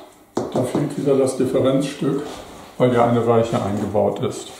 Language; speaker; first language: German; native; German